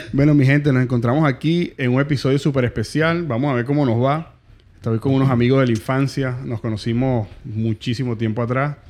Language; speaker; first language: Spanish; native; Spanish